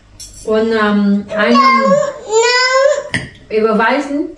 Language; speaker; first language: German; non-native, learner; Vietnamese